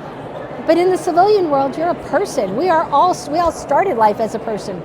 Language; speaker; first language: English; native; English